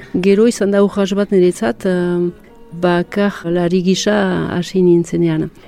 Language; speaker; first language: Basque; native; Basque